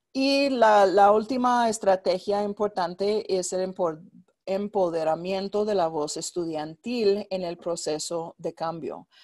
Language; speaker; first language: Spanish; non-native, fluent; English